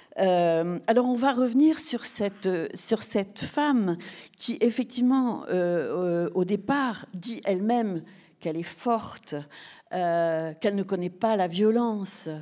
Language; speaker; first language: French; native; French